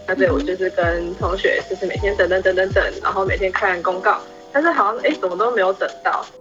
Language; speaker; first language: Chinese; native; Chinese